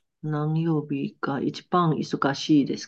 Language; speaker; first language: Japanese; non-native, learner; Chinese